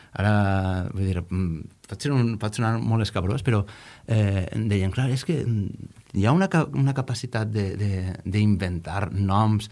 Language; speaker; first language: Catalan; native; Catalan